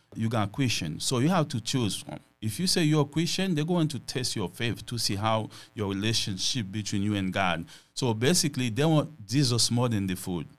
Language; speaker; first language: English; non-native, fluent; Haitian Creole